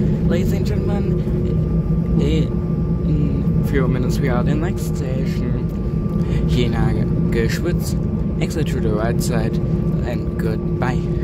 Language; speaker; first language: English; non-native, learner; German